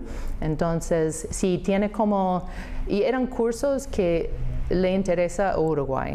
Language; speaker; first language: Spanish; non-native, fluent; English